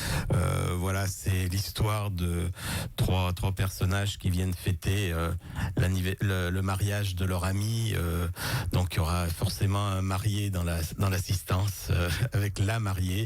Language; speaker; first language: French; native; French